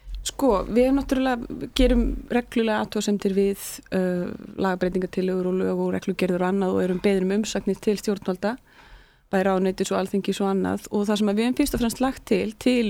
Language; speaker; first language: Icelandic; native; Icelandic